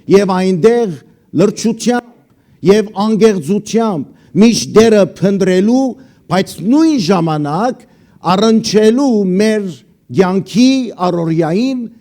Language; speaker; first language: Armenian; early bilingual, heritage; Armenian